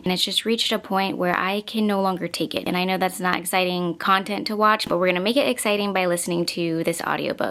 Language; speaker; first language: English; native; English